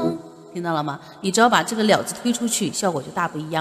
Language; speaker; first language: Chinese; native; Chinese